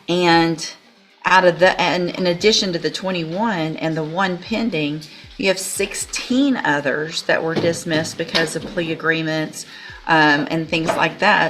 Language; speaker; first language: English; native; English